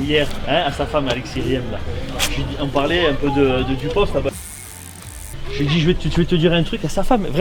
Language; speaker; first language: French; native; French